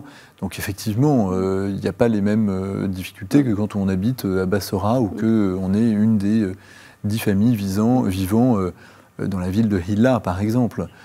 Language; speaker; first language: French; native; French